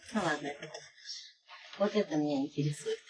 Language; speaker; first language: Russian; native; Russian